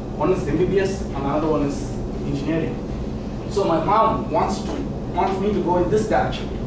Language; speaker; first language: English; non-native, local second language; Tamil